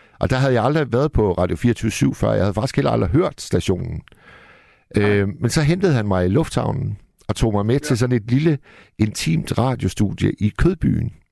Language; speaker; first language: Danish; native; Danish